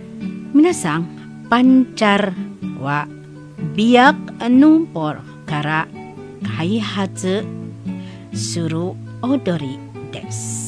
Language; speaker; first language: Japanese; non-native, learner; Indonesian